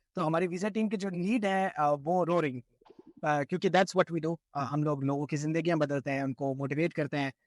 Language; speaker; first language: Urdu; early bilingual, heritage; Urdu